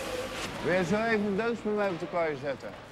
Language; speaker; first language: Dutch; native; Dutch